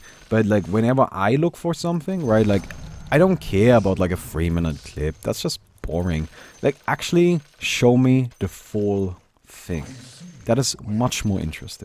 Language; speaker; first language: English; non-native, fluent; German